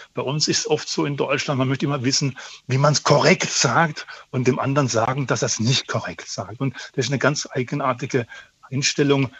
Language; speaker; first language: German; native; German